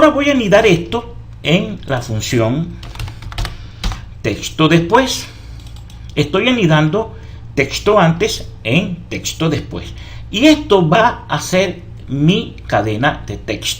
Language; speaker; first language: Spanish; native; Spanish